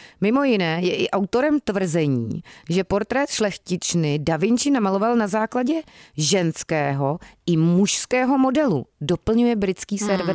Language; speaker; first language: Czech; native; Czech